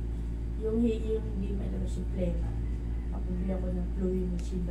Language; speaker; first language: Filipino; native; Filipino